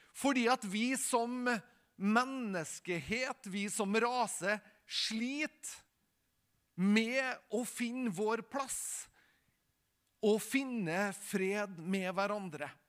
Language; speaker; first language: Norwegian; native; Norwegian